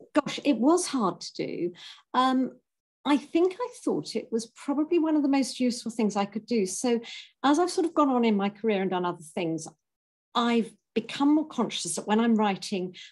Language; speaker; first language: English; native; English